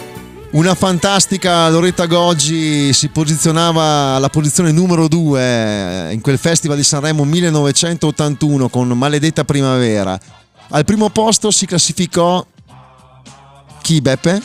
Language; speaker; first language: Italian; native; Italian